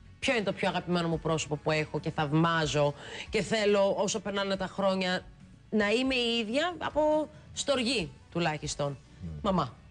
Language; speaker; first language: Greek; early bilingual, heritage; Greek